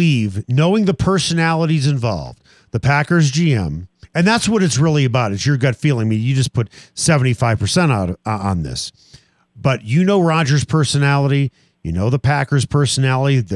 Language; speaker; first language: English; native; English